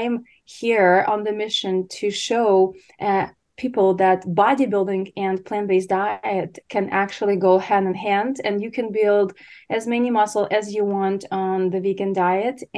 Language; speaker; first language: English; non-native, fluent; Ukrainian